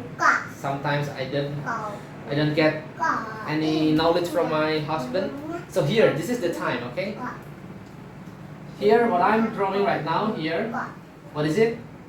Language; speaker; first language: English; non-native, fluent; Indonesian